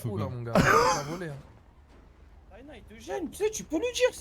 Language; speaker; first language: French; native; French